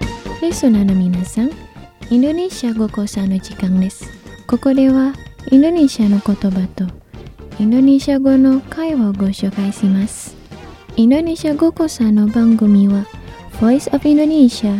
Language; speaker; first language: Japanese; non-native, fluent; Indonesian